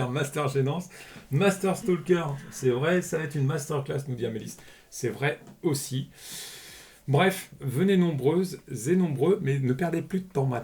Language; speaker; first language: French; native; French